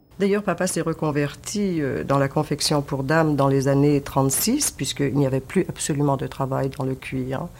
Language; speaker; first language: French; early bilingual, other home language; Yiddish